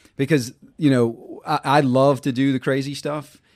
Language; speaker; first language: English; native; English